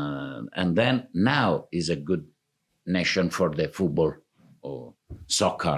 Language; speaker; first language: English; non-native, fluent; Italian